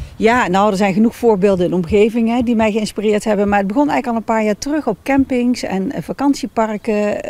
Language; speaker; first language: Dutch; native; Dutch